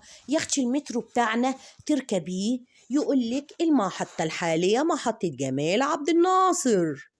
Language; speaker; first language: Arabic; native; Arabic